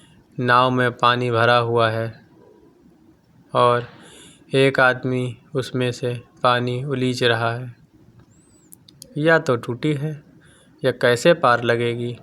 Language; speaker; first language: Hindi; native; Hindi